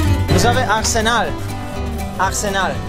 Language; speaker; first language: French; non-native, learner; English